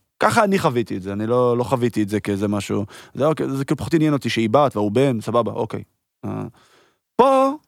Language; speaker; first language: Hebrew; early bilingual, heritage; Hebrew